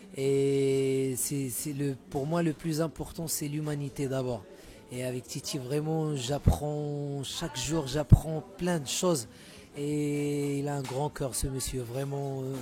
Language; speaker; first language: French; non-native, local second language; Arabic